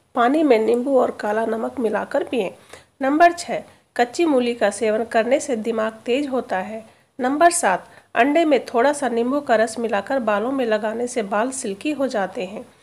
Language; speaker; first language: Hindi; native; Hindi